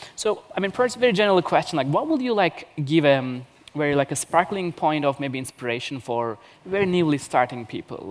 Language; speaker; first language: English; non-native, fluent; Turkish